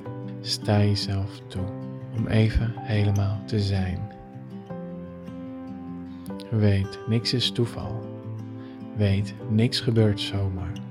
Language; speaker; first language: Dutch; native; Dutch